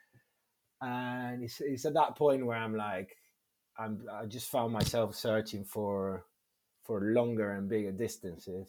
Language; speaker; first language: English; non-native, fluent; Spanish